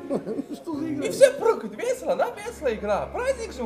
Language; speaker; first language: Russian; non-native, learner; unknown